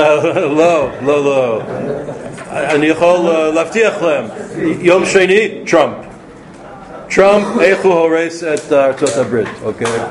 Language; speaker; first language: Hebrew; non-native, fluent; English